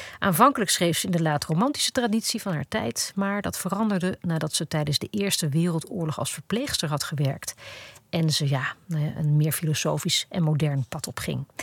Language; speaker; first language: Dutch; native; Dutch